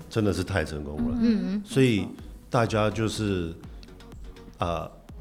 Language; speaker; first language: Chinese; early bilingual, heritage; Chinese